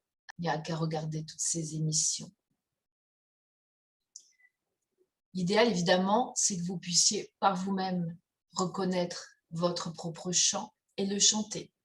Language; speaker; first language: French; native; French